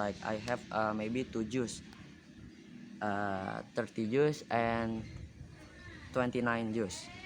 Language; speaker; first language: English; non-native, learner; Indonesian